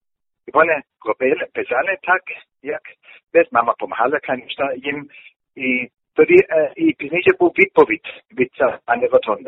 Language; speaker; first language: Ukrainian; non-native, learner; German